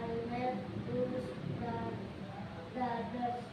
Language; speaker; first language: English; non-native, learner; Indonesian